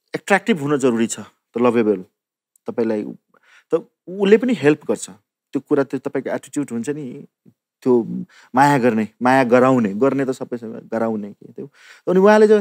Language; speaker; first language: Nepali; non-native, local second language; Maithili